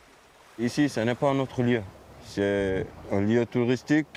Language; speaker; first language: French; non-native, fluent; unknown